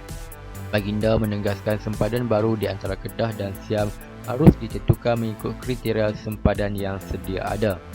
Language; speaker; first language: Malay; native; Malay